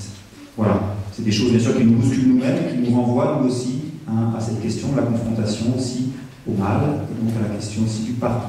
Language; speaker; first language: French; native; French